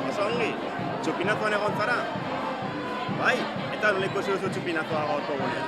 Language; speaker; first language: Basque; native; Basque